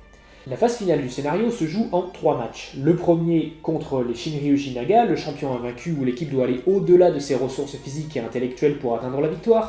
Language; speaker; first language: French; native; French